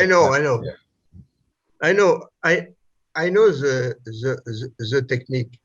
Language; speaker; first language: English; non-native, fluent; French